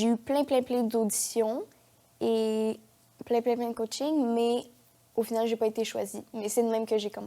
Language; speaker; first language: French; native; French